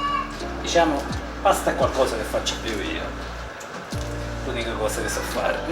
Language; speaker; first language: Italian; native; Italian